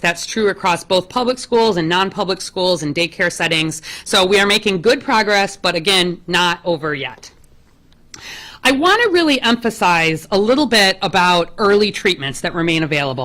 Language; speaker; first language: English; native; English